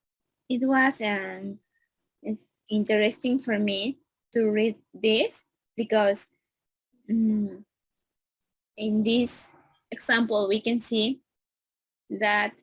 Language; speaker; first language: English; non-native, learner; Spanish